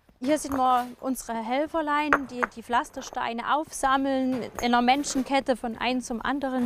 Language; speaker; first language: German; native; German